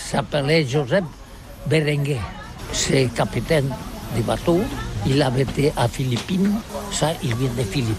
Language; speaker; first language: French; non-native, learner; Catalan